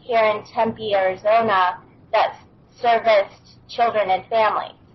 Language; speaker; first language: English; native; English